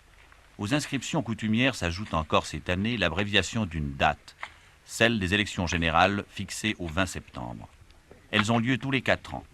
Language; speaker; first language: French; native; French